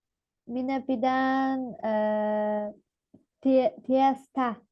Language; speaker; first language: Finnish; non-native, learner; Russian